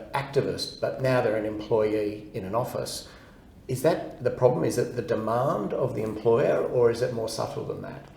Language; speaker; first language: English; native; English